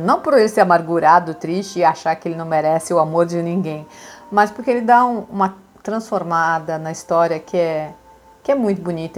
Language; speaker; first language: Portuguese; native; Portuguese